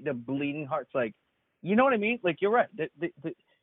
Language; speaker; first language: English; native; English